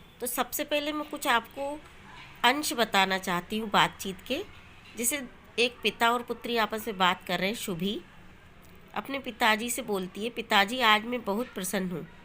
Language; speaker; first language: Hindi; native; Hindi